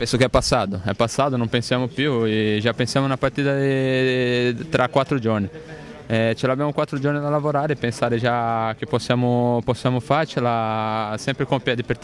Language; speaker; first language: Italian; non-native, fluent; Portuguese